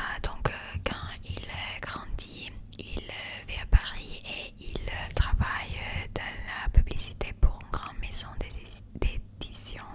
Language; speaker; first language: French; non-native, learner; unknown